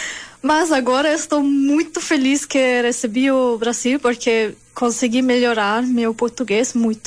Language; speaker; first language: Portuguese; non-native, learner; German